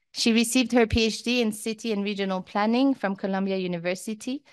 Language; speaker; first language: English; early bilingual, other home language; Persian